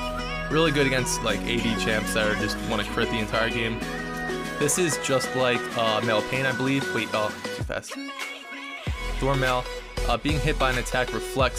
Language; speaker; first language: English; native; English